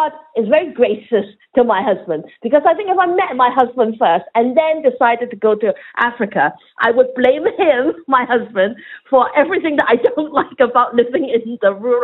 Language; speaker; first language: English; non-native, local second language; Cantonese